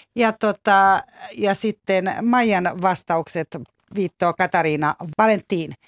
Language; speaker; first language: Finnish; native; Finnish